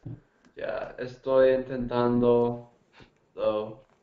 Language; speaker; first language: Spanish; non-native, learner; English